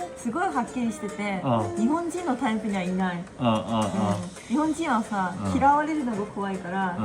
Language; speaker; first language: Korean; non-native, learner; Japanese